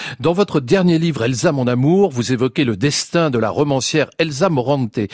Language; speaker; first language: French; native; French